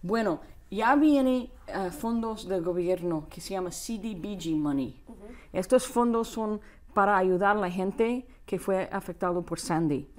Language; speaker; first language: Spanish; non-native, fluent; English